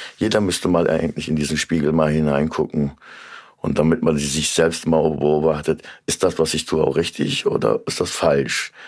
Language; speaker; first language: German; early bilingual, other home language; Turkish